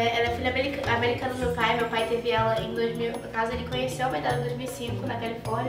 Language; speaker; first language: Portuguese; native; Portuguese